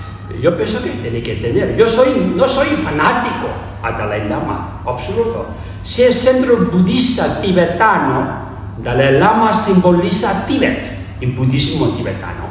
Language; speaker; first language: Spanish; non-native, learner; Tibetan